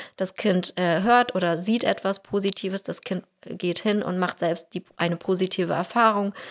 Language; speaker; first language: German; early bilingual, other home language; Russian